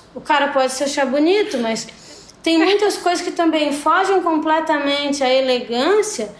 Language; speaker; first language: Portuguese; native; Portuguese